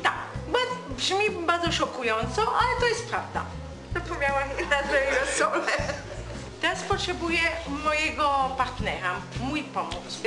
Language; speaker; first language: Polish; non-native, learner; Italian